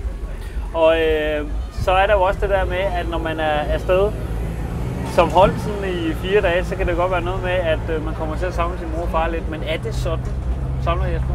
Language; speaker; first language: Danish; native; Danish